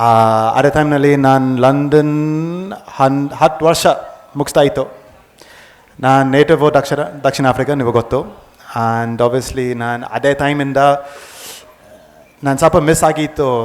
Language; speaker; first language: Kannada; non-native, fluent; English